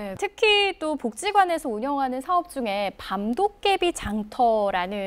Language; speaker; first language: Korean; native; Korean